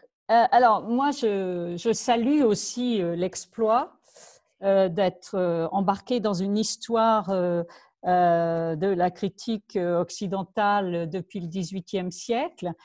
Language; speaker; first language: French; native; French